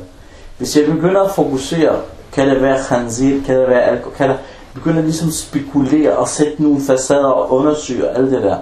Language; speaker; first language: Danish; non-native, fluent; Arabic